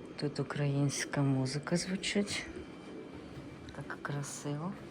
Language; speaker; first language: Ukrainian; native; Ukrainian